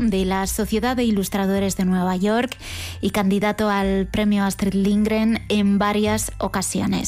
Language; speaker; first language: Spanish; native; Spanish